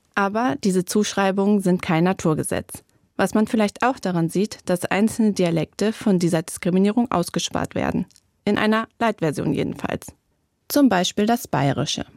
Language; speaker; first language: German; native; German